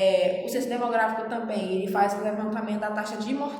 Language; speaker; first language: Portuguese; native; Portuguese